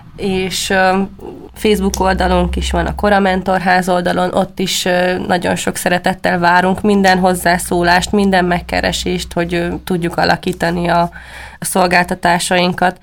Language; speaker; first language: Hungarian; native; Hungarian